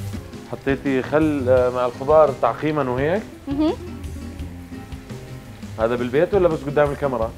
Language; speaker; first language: Arabic; native; Arabic